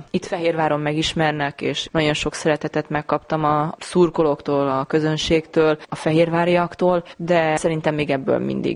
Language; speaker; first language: Hungarian; native; Hungarian